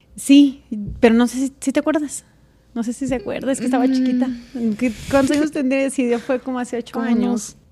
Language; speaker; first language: Spanish; native; Spanish